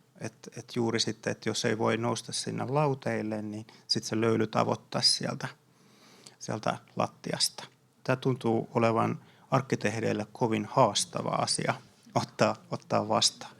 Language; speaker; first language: Finnish; native; Finnish